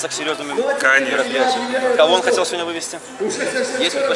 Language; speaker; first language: Russian; native; Russian